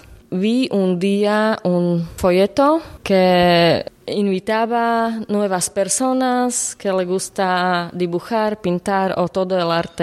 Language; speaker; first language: Spanish; non-native, learner; Slovak